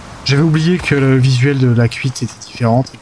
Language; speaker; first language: French; native; French